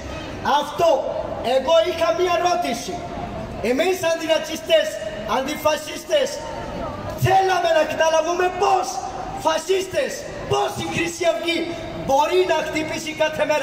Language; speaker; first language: Greek; non-native, fluent; Urdu